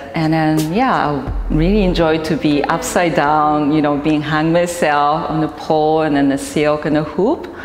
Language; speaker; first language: English; non-native, fluent; Japanese